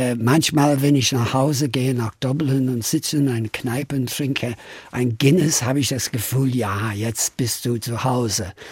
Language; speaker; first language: German; non-native, fluent; English